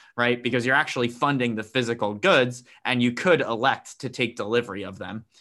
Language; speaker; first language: English; native; English